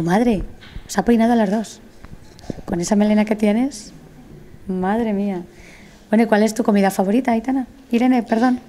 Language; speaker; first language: Spanish; native; Spanish